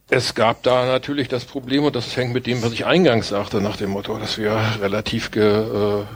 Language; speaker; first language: German; native; German